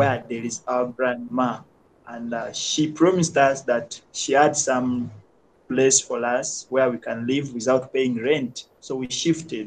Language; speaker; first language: English; non-native, local second language; Ganda